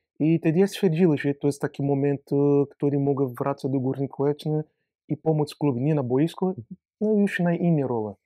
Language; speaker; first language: Polish; non-native, learner; Portuguese